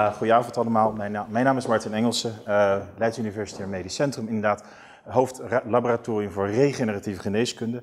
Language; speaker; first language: Dutch; native; Dutch